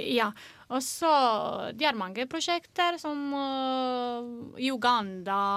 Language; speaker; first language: Norwegian; non-native, fluent; Romanian